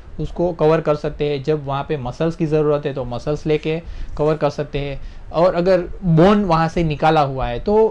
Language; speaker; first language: Hindi; non-native, local second language; Gujarati